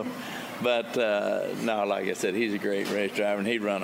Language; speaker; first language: English; native; English